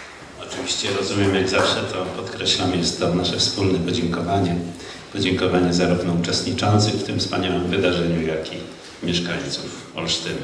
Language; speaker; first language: Polish; native; Polish